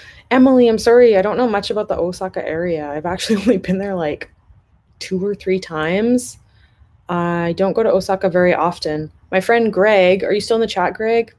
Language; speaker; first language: English; native; English